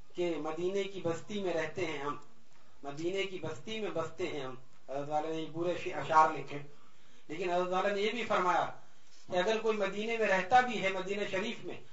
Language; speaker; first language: Urdu; native; Urdu